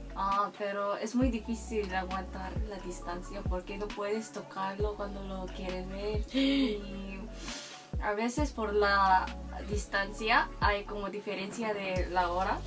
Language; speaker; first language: Spanish; non-native, fluent; Korean